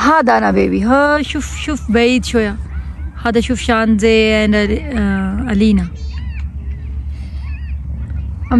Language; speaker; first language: Arabic; non-native, learner; Urdu